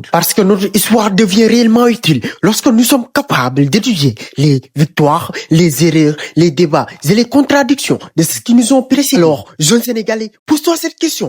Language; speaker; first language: French; non-native, local second language; Wolof